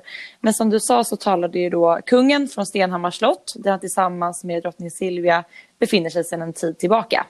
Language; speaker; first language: Swedish; native; Swedish